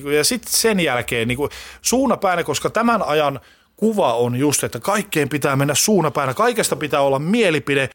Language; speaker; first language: Finnish; native; Finnish